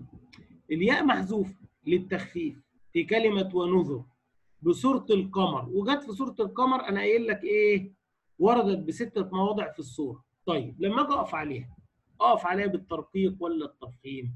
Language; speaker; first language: Arabic; native; Arabic